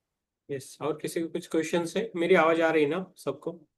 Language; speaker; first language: Hindi; native; Hindi